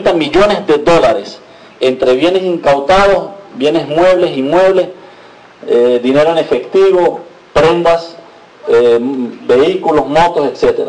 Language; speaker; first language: Spanish; native; Spanish